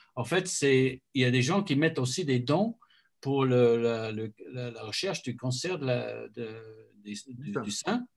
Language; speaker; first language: French; non-native, fluent; English